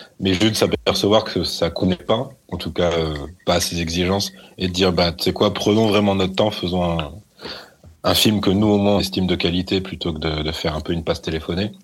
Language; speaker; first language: French; native; French